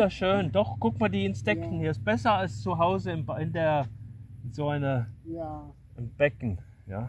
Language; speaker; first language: German; non-native, fluent; English